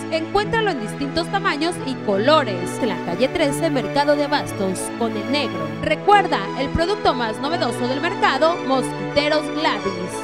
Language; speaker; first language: Spanish; native; Spanish